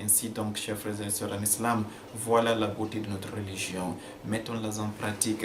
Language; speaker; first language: French; non-native, local second language; Fula